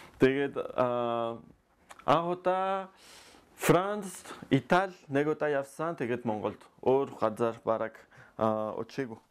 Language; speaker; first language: Mongolian; non-native, learner; French